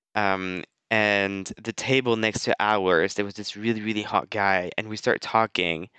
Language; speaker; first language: English; non-native, fluent; French